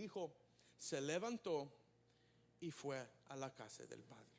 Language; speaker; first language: Spanish; early bilingual, heritage; Spanish